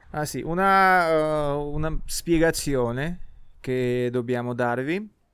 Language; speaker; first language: Italian; non-native, fluent; Russian